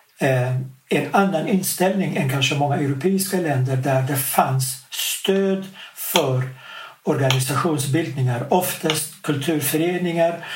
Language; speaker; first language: Swedish; non-native, fluent; Kurdish